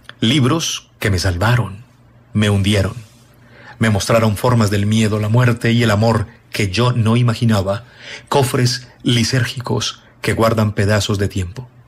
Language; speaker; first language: Spanish; native; Spanish